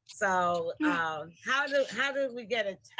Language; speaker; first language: English; native; English